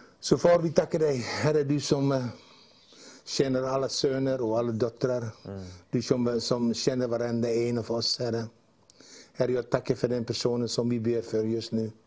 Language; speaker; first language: Swedish; non-native, fluent; Dutch